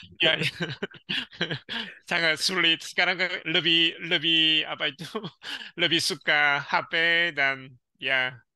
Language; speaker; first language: Indonesian; non-native, learner; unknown